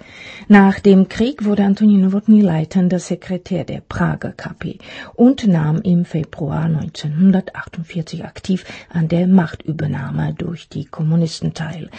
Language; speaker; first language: German; non-native, fluent; Czech